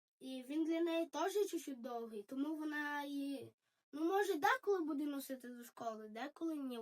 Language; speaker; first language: Ukrainian; early bilingual, heritage; Ukrainian